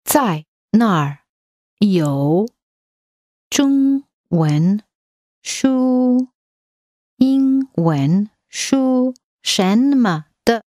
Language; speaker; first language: Chinese; non-native, learner; English